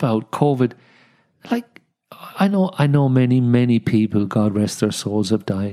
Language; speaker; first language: English; native; English